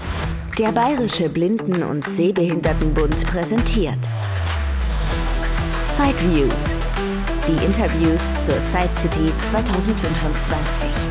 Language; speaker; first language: German; native; German